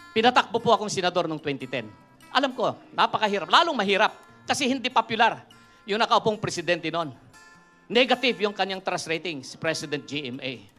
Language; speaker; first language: Filipino; non-native, local second language; Iloko